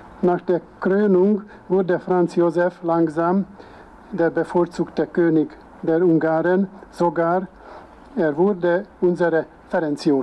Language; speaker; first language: German; non-native, fluent; Hungarian